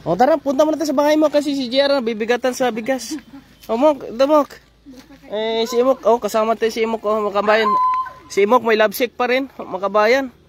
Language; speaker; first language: Filipino; non-native, local second language; Cebuano